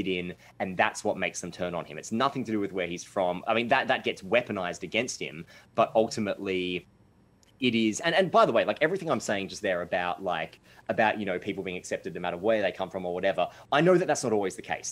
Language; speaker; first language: English; native; English